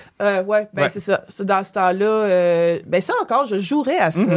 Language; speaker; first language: French; native; French